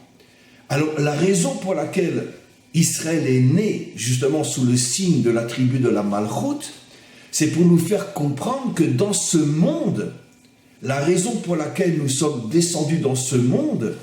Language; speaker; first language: French; native; French